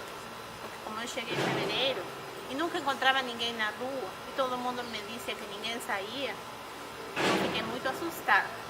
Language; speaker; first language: Portuguese; non-native, fluent; Spanish